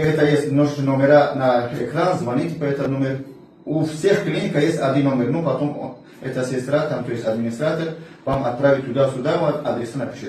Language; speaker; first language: Russian; non-native, fluent; Tajik